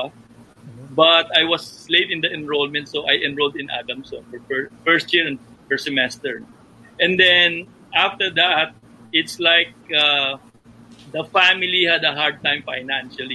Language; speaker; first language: English; non-native, local second language; Filipino